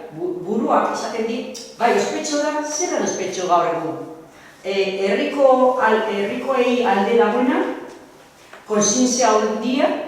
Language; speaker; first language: Basque; non-native, local second language; Spanish